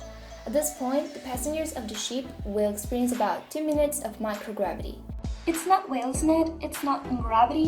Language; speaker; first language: English; non-native, fluent; Spanish